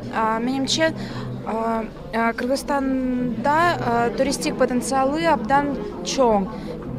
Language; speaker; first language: Kyrgyz; non-native, learner; Russian